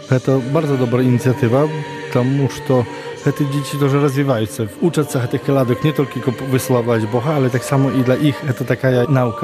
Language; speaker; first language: Polish; non-native, local second language; Belarusian